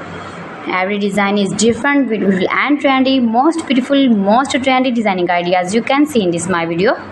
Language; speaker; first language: English; non-native, learner; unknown